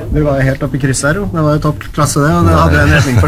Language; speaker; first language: Norwegian; native; Norwegian